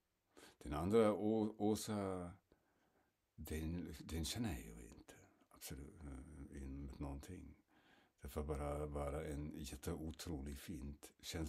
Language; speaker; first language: Swedish; non-native, fluent; German